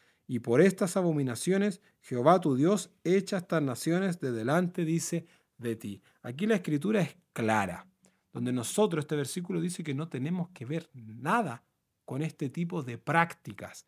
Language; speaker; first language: Spanish; native; Spanish